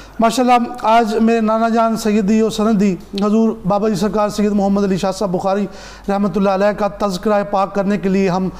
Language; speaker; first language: Urdu; non-native, local second language; Punjabi